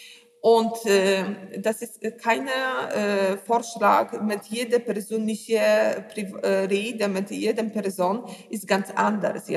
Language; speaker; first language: German; non-native, learner; Polish